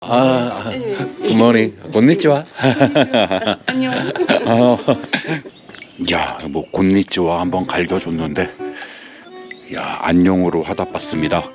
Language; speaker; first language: Korean; native; Korean